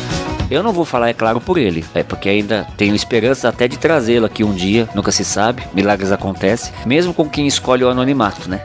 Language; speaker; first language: Portuguese; native; Portuguese